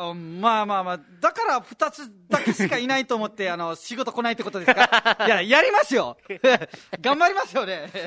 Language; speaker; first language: Japanese; non-native, fluent; Nepali